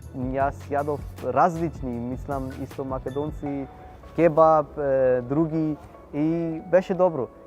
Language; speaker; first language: Macedonian; non-native, learner; Urdu